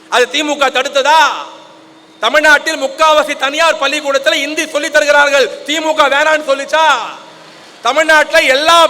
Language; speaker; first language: Tamil; native; Tamil